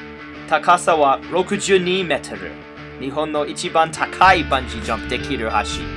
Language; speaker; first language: Japanese; non-native, learner; English